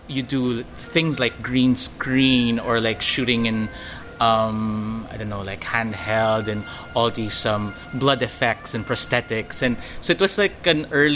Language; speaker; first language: English; non-native, local second language; Filipino